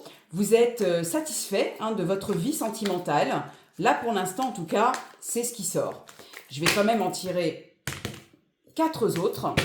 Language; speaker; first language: French; native; French